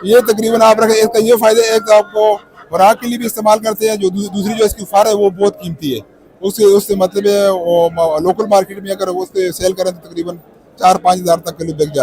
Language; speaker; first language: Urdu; non-native, local second language; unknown